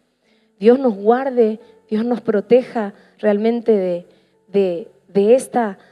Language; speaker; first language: Spanish; native; Spanish